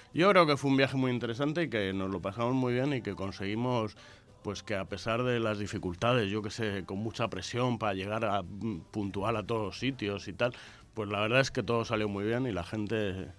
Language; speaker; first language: Spanish; native; Spanish